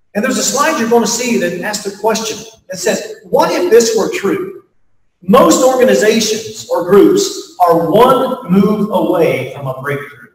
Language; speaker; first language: English; native; English